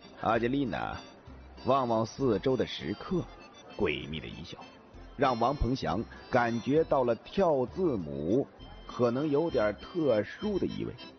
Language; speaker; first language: Chinese; native; Chinese